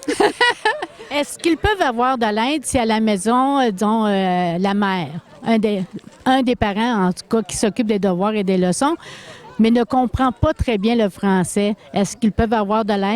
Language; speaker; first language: French; native; French